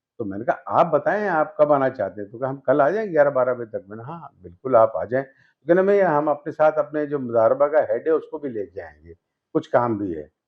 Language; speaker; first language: Urdu; native; Urdu